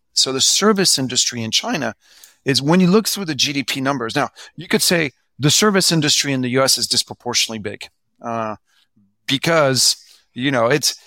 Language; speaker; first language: English; non-native, fluent; French